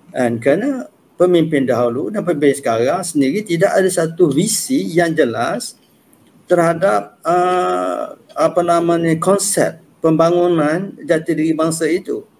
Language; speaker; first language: Malay; native; Malay